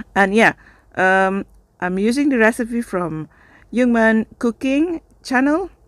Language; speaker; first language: English; non-native, fluent; Indonesian